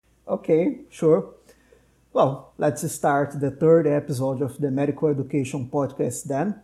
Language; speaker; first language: English; non-native, fluent; Portuguese